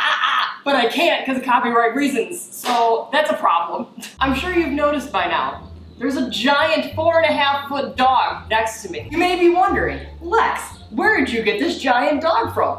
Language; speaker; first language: English; native; English